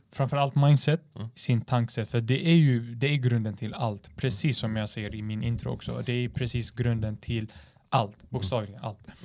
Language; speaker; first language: Swedish; early bilingual, other home language; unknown